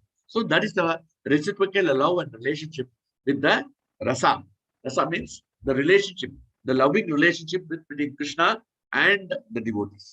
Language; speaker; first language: English; non-native, local second language; Hindi